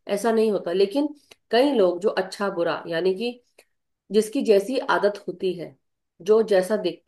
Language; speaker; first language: Hindi; native; Hindi